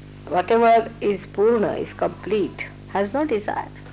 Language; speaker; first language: English; non-native, local second language; Marathi